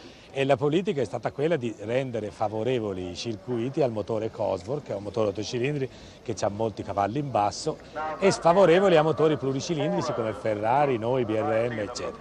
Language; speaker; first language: Italian; native; Italian